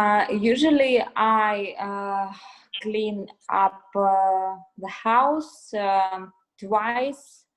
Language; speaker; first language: English; non-native, learner; Russian